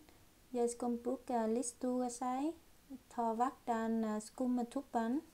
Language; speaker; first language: Norwegian; non-native, learner; Vietnamese